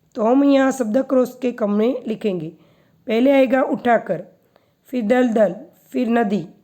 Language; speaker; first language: Hindi; non-native, local second language; Gujarati